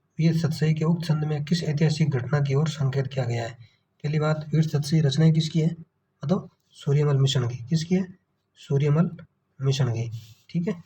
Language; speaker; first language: Hindi; native; Hindi